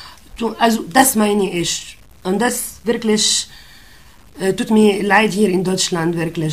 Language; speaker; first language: German; non-native, fluent; Arabic